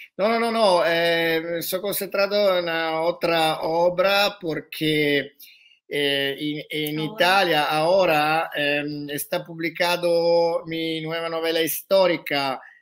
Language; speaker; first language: Spanish; non-native, learner; Italian